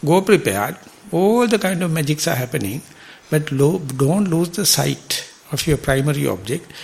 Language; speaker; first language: English; non-native, local second language; Sinhala